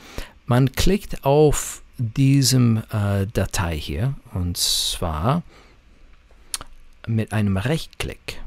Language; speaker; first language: German; non-native, fluent; English